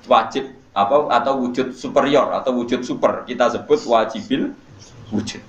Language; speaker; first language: Malay; non-native, local second language; Javanese